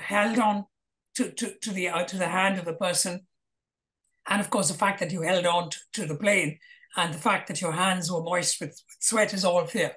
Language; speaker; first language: English; non-native, local second language; Malayalam